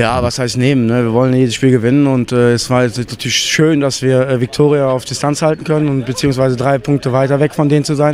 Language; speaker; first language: German; native; German